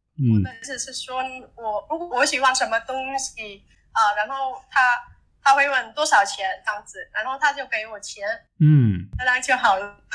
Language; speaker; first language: Chinese; non-native, fluent; Vietnamese